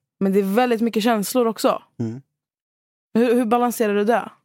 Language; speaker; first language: Swedish; native; Swedish